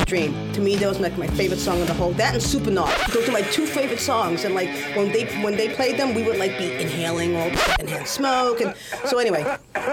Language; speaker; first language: English; native; English